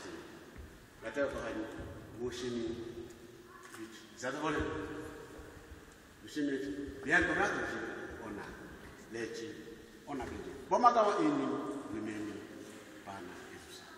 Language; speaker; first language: Polish; non-native, learner; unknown